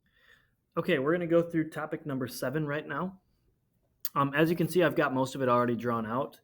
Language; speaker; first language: English; native; English